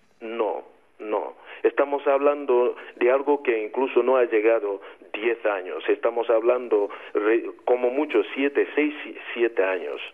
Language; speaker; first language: Spanish; non-native, fluent; Igbo